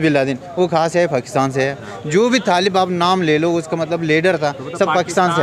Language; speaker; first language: Hindi; non-native, learner; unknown